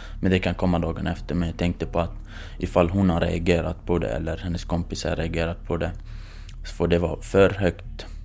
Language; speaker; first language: Swedish; non-native, fluent; Kurdish